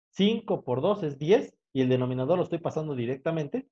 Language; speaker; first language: Spanish; native; Spanish